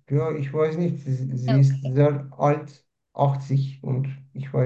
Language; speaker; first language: German; non-native, learner; Turkish